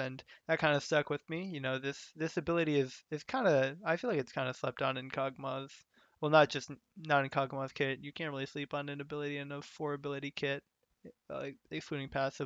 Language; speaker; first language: English; native; English